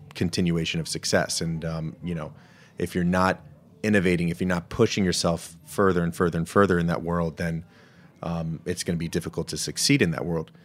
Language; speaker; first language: English; native; English